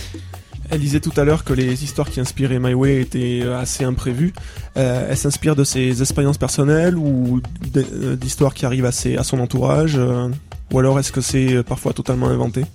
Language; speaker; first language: French; native; French